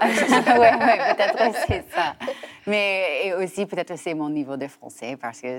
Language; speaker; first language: French; non-native, learner; English